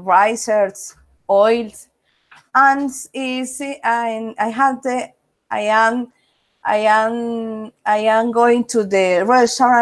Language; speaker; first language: English; non-native, learner; Spanish